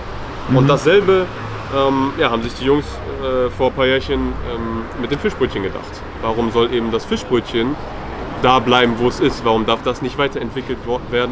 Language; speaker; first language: German; native; German